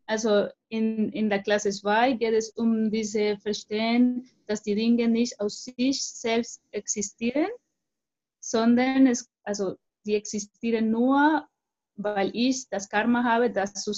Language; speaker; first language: German; non-native, fluent; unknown